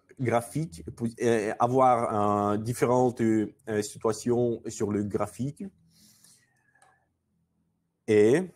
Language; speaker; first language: French; non-native, learner; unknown